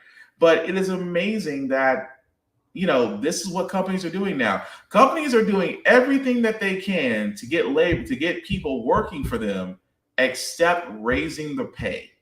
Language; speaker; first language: English; native; English